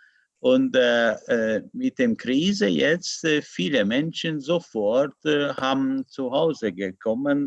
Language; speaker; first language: German; non-native, learner; Hungarian